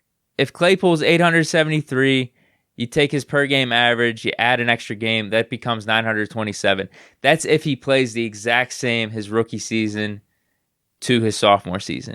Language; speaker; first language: English; native; English